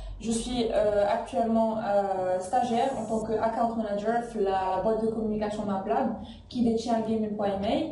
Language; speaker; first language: French; non-native, local second language; Arabic